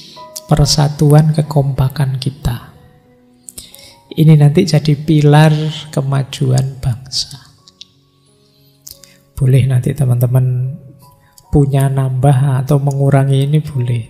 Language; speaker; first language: Indonesian; non-native, local second language; Javanese